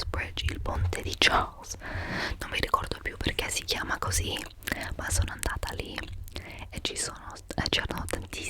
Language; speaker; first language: Italian; non-native, fluent; English